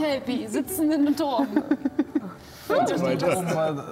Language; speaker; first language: German; non-native, learner; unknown